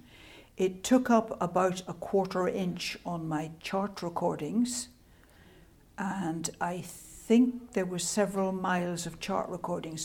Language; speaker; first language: English; native; English